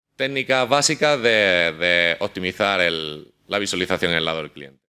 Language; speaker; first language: Spanish; native; Spanish